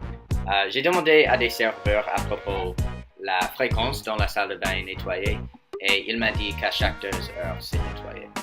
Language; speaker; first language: French; non-native, fluent; English